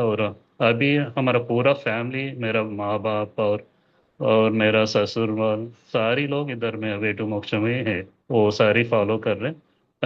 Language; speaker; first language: Hindi; non-native, local second language; Telugu